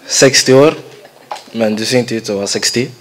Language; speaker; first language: Swedish; early bilingual, other home language; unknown